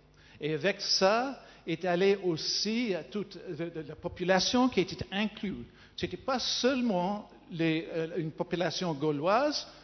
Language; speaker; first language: French; non-native, fluent; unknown